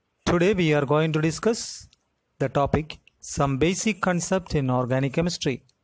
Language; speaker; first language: English; non-native, local second language; Malayalam